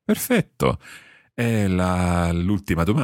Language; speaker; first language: Italian; non-native, fluent; English